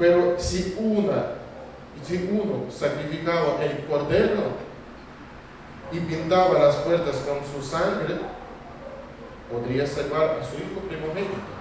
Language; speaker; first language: Spanish; non-native, fluent; Russian